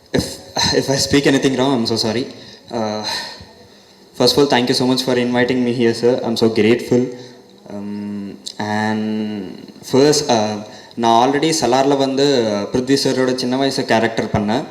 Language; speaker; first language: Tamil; non-native, learner; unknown